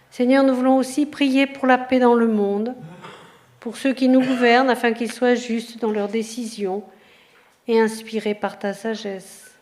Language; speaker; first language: French; native; French